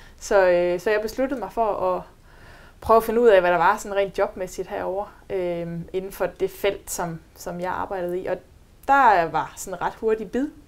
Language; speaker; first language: Danish; native; Danish